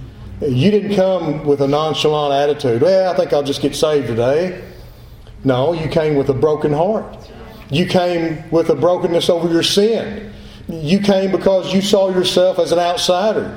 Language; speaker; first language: English; native; English